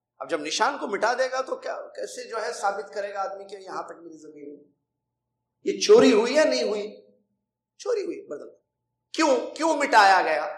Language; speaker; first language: Urdu; native; Urdu